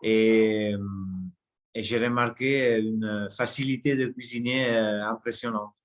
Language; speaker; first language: French; non-native, fluent; Italian